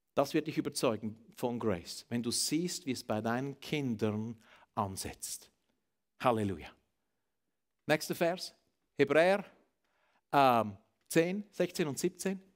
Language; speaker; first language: German; native; German